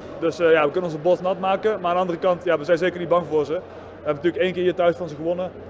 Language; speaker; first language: Dutch; native; Dutch